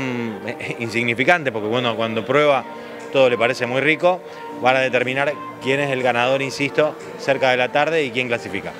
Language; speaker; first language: Spanish; native; Spanish